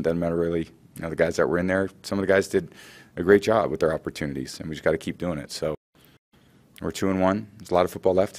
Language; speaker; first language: English; native; English